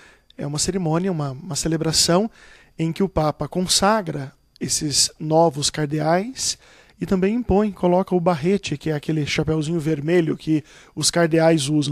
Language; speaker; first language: Portuguese; native; Portuguese